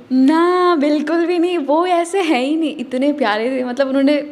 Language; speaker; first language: Hindi; native; Hindi